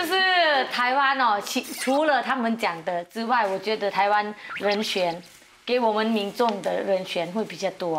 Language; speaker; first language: Chinese; non-native, fluent; Thai